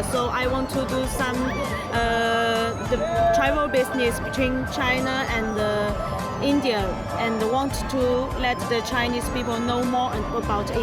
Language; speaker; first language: English; non-native, learner; Chinese